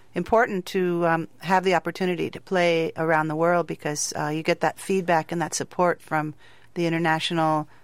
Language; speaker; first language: English; native; English